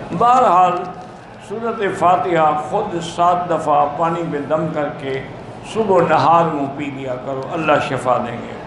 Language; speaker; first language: Urdu; native; Urdu